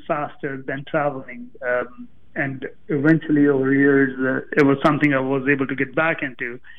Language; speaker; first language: English; non-native, local second language; Punjabi